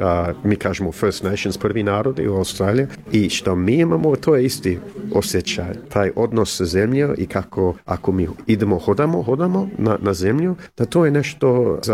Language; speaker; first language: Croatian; early bilingual, heritage; English